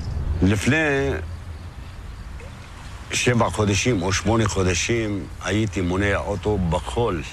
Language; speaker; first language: Hebrew; non-native, local second language; Arabic